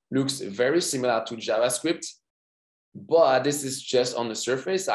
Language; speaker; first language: English; non-native, fluent; French